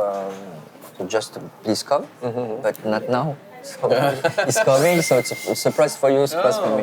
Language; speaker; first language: English; non-native, learner; French